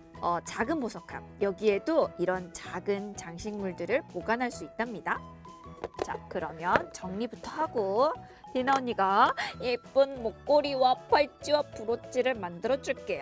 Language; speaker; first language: Korean; native; Korean